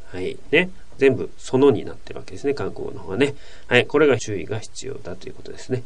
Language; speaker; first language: Japanese; native; Japanese